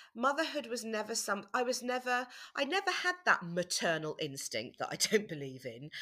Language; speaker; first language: English; native; English